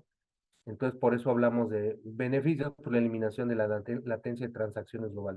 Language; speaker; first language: Spanish; native; Spanish